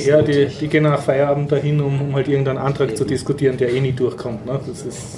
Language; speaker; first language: German; native; German